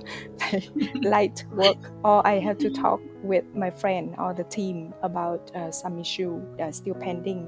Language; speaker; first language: English; non-native, fluent; Vietnamese